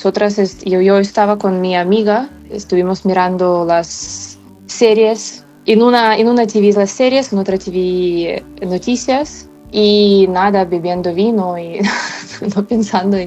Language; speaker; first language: Spanish; non-native, fluent; Ukrainian